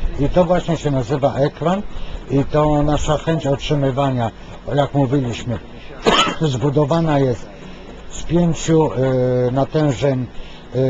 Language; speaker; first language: Polish; non-native, fluent; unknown